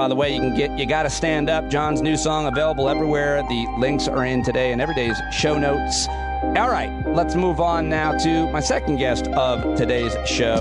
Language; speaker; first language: English; native; English